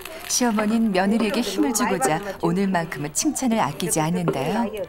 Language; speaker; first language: Korean; native; Korean